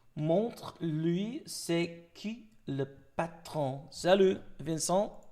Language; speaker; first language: French; non-native, learner; English